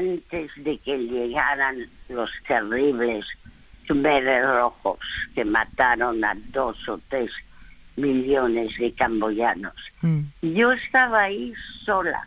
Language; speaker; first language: Spanish; early bilingual, other home language; French